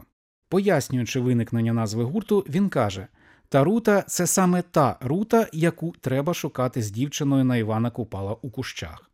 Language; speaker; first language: Ukrainian; native; Ukrainian